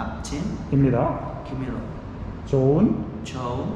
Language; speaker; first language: Korean; non-native, learner; Spanish